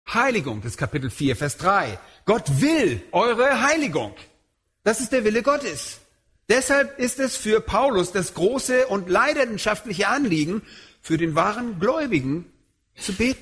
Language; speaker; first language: German; native; German